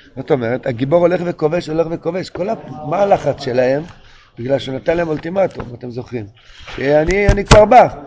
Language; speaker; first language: Hebrew; non-native, local second language; Yiddish